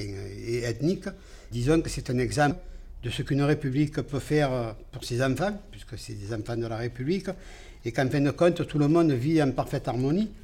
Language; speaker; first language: French; native; French